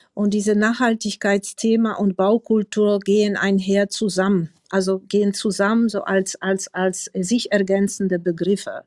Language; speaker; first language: German; non-native, fluent; Polish